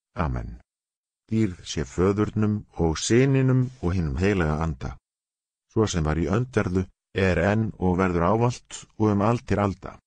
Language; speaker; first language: Icelandic; non-native, learner; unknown